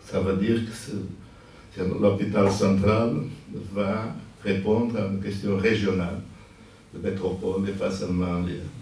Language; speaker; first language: French; non-native, fluent; Portuguese